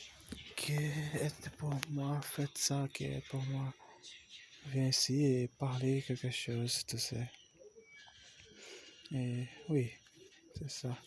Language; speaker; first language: French; non-native, learner; Portuguese